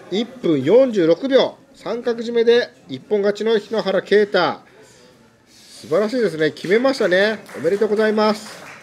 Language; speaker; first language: Japanese; native; Japanese